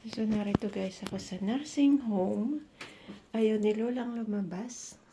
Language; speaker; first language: Filipino; native; Filipino